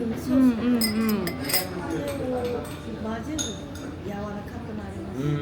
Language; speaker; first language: Japanese; non-native, learner; Korean